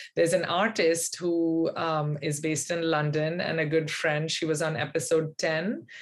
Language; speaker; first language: English; non-native, local second language; Hindi